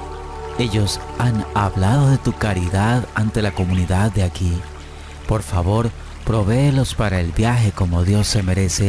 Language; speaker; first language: Spanish; native; Spanish